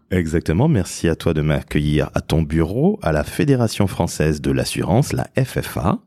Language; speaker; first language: French; native; French